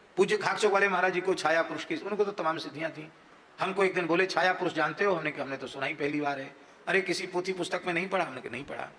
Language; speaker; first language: Hindi; native; Hindi